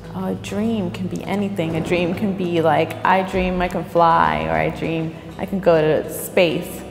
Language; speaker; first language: English; native; English